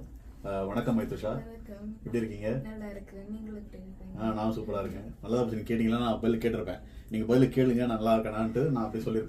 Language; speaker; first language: Tamil; native; Tamil